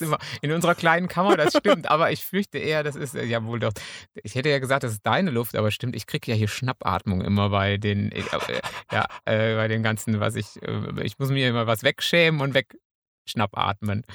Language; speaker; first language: German; native; German